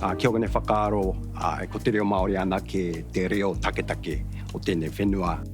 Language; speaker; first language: Māori; non-native, fluent; Japanese